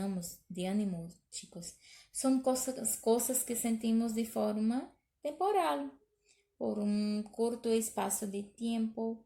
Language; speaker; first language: Spanish; non-native, learner; Portuguese